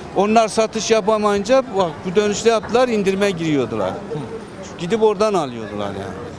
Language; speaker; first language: Turkish; non-native, local second language; Kurdish